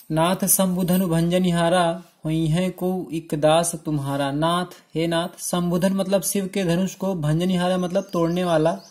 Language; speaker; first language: Hindi; native; Hindi